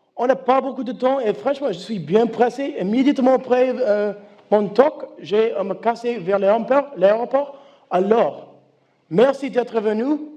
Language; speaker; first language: French; non-native, learner; English